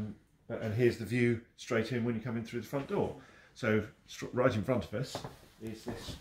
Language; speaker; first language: English; native; English